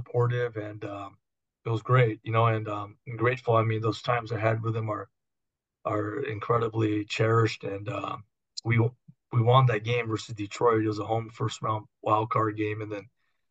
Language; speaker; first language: English; native; English